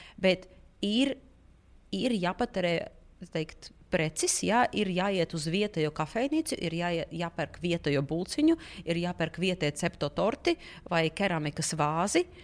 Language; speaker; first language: Latvian; non-native, local second language; Russian